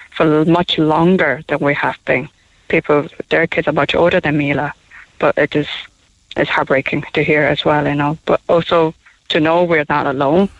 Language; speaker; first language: English; non-native, fluent; Chinese